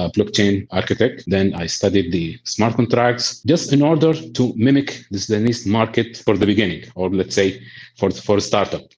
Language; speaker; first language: English; non-native, fluent; Arabic